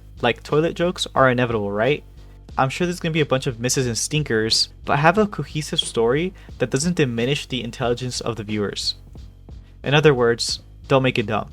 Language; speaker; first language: English; native; English